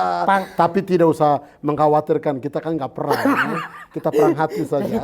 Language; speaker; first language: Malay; non-native, local second language; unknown